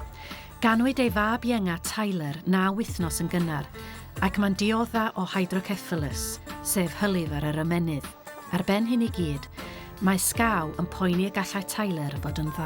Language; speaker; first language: Welsh; native; Welsh